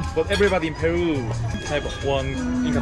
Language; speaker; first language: English; non-native, learner; Korean